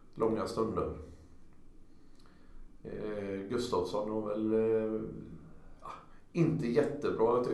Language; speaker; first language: Swedish; native; Swedish